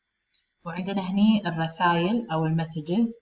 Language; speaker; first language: Arabic; native; Arabic